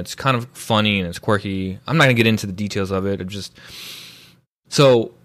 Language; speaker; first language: English; early bilingual, other home language; Filipino